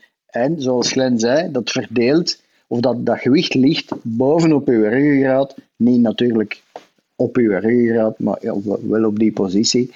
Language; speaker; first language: Dutch; native; Dutch